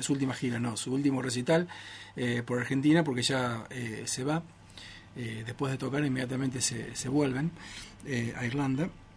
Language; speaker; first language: Spanish; native; Spanish